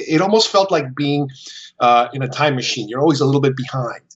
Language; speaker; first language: English; early bilingual, other home language; Spanish